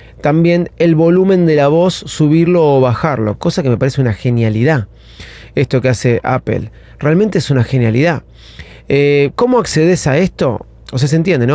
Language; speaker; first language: Spanish; native; Spanish